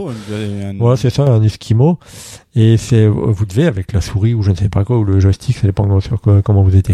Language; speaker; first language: French; native; French